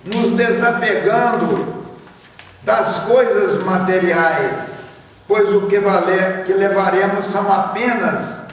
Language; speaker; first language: Portuguese; native; Portuguese